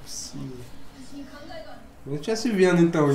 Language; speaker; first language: Portuguese; native; Portuguese